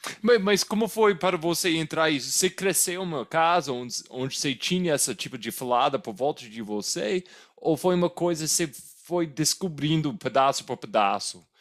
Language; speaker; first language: Portuguese; non-native, fluent; English